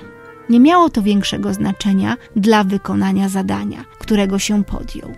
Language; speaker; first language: Polish; native; Polish